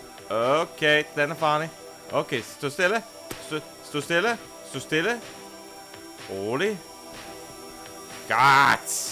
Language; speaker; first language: Danish; native; Danish